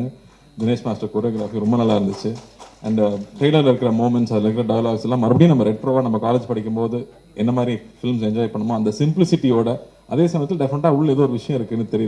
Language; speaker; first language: Tamil; native; Tamil